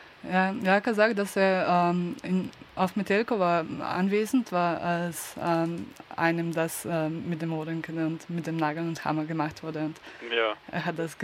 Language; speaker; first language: German; non-native, learner; Slovenian